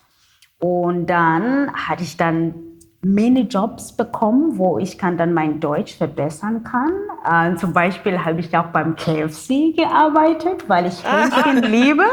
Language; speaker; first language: German; non-native, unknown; Xhosa